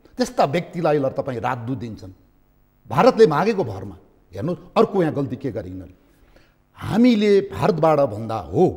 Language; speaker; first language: Nepali; native; Nepali